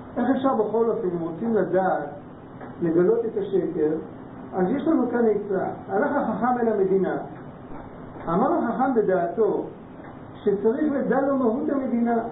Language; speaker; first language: Hebrew; non-native, fluent; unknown